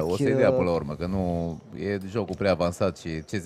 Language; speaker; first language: Romanian; native; Romanian